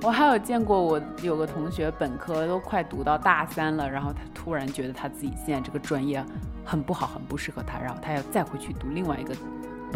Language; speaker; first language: Chinese; native; Chinese